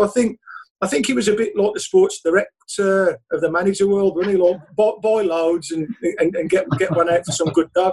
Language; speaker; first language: English; native; English